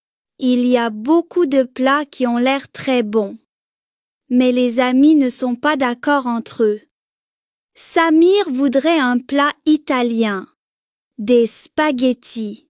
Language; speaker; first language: French; non-native, local second language; Arabic